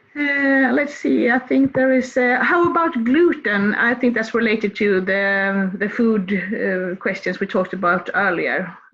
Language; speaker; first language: English; non-native, fluent; Swedish